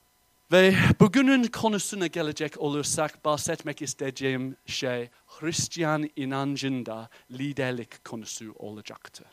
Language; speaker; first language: Turkish; non-native, fluent; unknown